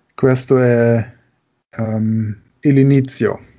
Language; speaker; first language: Italian; non-native, learner; German